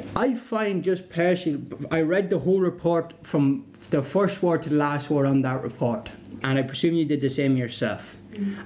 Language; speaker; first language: English; native; English